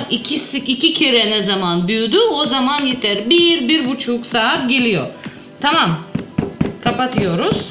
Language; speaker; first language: Turkish; non-native, learner; Russian